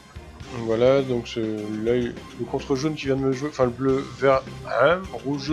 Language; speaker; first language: French; native; French